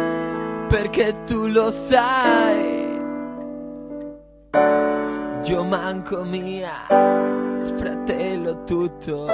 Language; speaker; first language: Italian; non-native, learner; Spanish